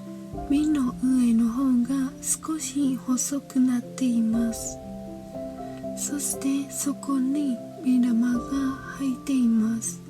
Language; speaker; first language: Japanese; non-native, learner; Khmer